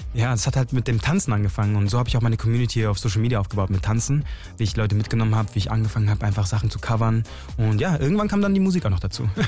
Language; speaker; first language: German; early bilingual, other home language; Chinese